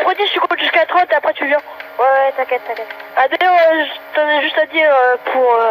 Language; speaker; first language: French; native; French